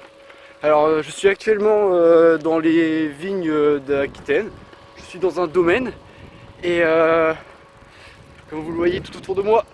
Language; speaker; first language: French; native; French